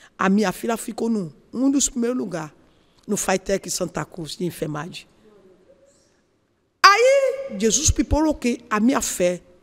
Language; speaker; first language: Portuguese; non-native, learner; Yoruba